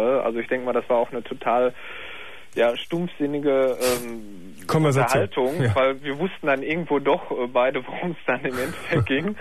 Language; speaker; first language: German; native; German